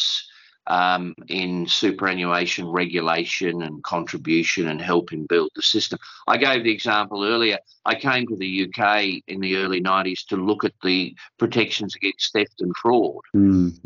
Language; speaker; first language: English; native; English